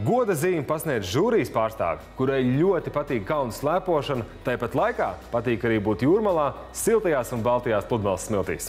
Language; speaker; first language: Latvian; native; Latvian